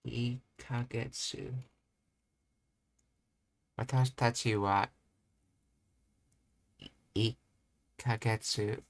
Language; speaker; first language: Japanese; non-native, learner; English